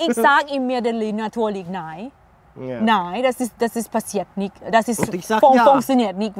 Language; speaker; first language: German; non-native, learner; Thai